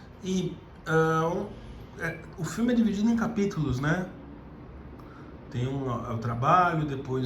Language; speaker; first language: Portuguese; native; Portuguese